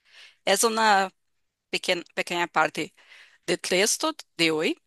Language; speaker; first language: Spanish; non-native, fluent; Portuguese